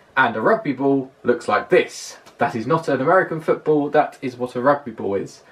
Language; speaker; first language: English; native; English